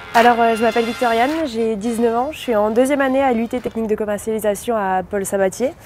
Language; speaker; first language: French; native; French